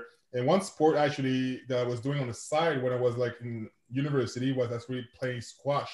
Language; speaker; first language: English; non-native, fluent; French